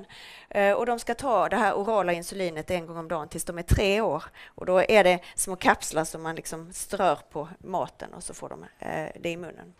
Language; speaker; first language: Swedish; native; Swedish